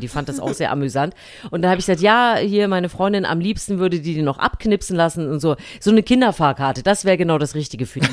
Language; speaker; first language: German; native; German